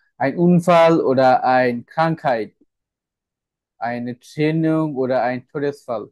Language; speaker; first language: German; non-native, fluent; Bangla